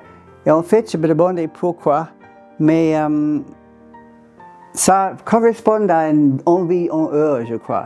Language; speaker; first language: French; non-native, fluent; English